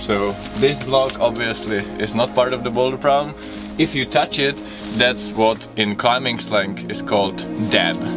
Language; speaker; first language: English; non-native, fluent; Czech